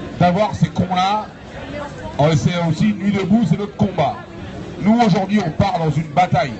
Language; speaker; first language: French; native; French